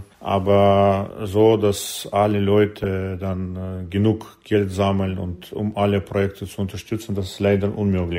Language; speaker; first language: German; non-native, learner; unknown